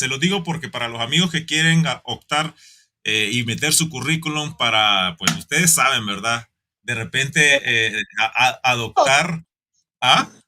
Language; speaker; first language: Spanish; native; Spanish